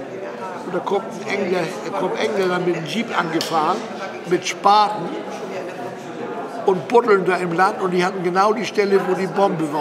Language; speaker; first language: German; native; German